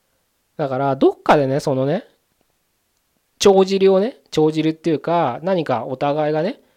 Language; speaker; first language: Japanese; native; Japanese